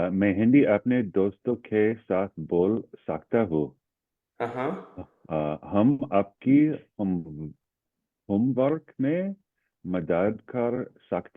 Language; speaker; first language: Hindi; non-native, learner; English